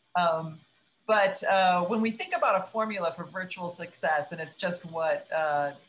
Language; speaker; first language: English; native; English